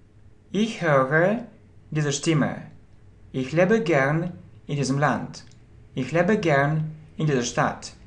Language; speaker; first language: German; non-native, fluent; Russian